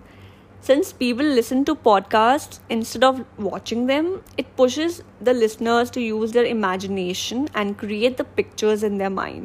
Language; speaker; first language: English; non-native, local second language; Hindi